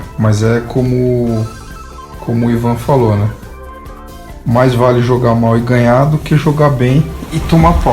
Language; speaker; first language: Portuguese; native; Portuguese